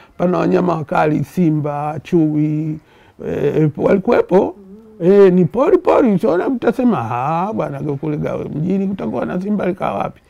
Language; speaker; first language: Swahili; native; Swahili